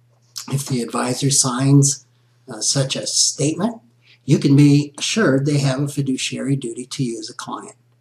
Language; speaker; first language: English; native; English